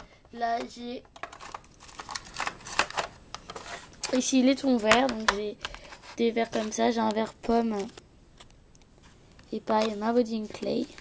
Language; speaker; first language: French; native; French